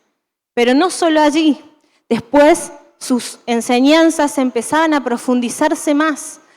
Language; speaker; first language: Spanish; native; Spanish